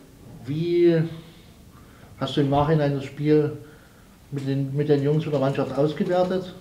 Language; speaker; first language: German; native; German